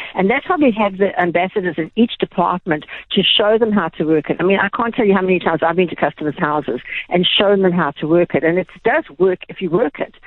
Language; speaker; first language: English; native; English